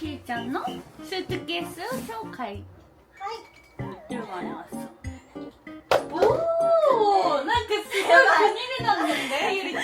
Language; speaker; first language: Korean; non-native, fluent; Japanese